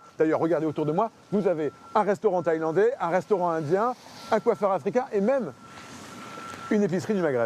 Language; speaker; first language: French; native; French